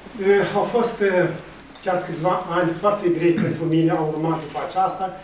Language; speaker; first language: Romanian; native; Romanian